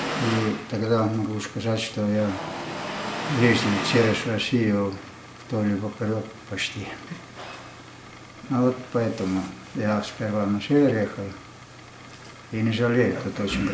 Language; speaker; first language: Russian; non-native, fluent; Estonian